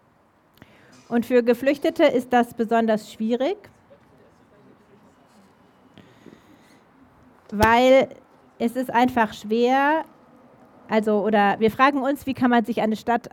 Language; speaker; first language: German; native; German